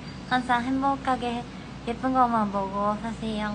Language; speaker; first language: Korean; non-native, fluent; Japanese